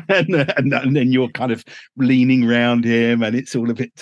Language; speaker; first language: English; native; English